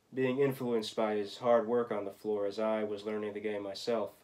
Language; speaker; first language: English; native; English